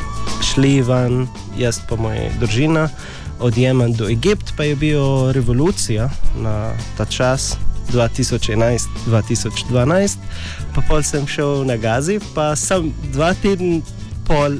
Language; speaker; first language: Slovenian; non-native, learner; Arabic